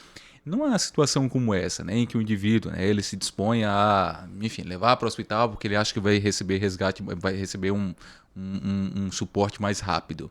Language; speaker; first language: Portuguese; native; Portuguese